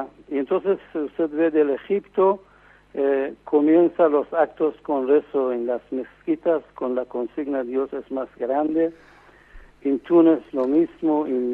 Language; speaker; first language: Spanish; non-native, fluent; Persian